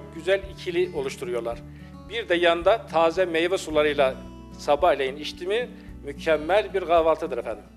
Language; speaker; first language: Turkish; native; Turkish